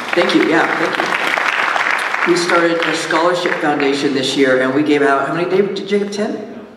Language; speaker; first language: English; native; English